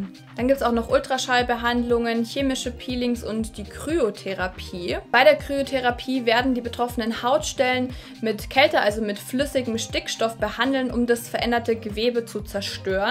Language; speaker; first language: German; native; German